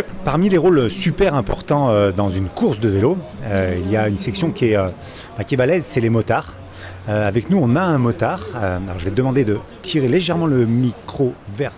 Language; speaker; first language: French; native; French